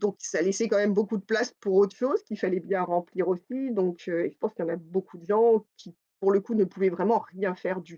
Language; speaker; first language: French; native; French